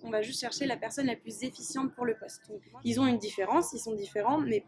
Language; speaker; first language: French; native; French